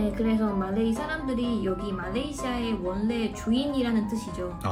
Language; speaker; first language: Korean; non-native, fluent; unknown